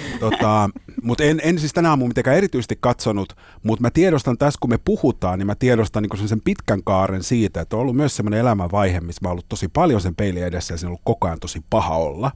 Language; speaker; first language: Finnish; native; Finnish